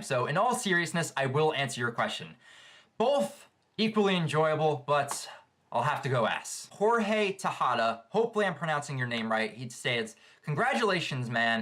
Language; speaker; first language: English; native; English